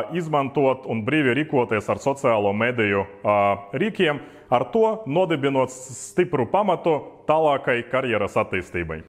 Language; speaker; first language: Latvian; non-native, local second language; Russian